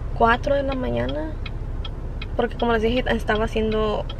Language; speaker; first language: Spanish; early bilingual, heritage; Spanish